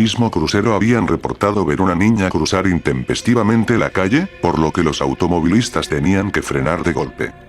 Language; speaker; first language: Spanish; native; Spanish